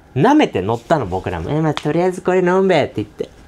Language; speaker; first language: Japanese; native; Japanese